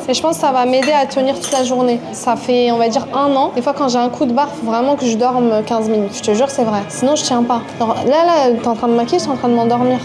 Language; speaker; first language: French; early bilingual, other home language; Arabic